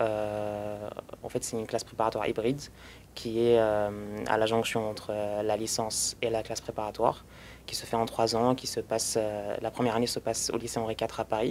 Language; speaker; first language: French; early bilingual, other home language; Arabic